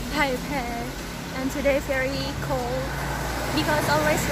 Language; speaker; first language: English; non-native, learner; Indonesian